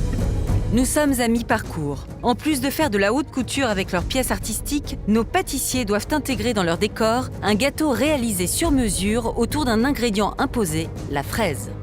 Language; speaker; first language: French; native; French